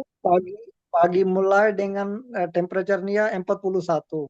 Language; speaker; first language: Indonesian; non-native, learner; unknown